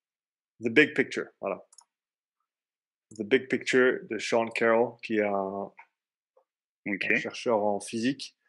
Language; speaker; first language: French; native; French